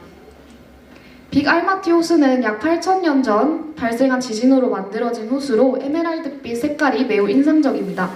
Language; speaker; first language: Korean; native; Korean